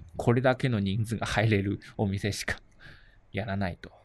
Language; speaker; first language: Japanese; native; Japanese